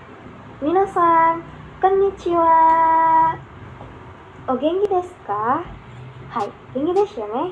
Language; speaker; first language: Japanese; non-native, learner; Indonesian